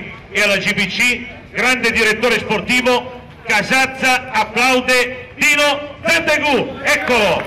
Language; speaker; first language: Italian; native; Italian